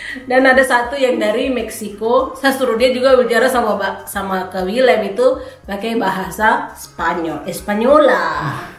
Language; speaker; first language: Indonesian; native; Indonesian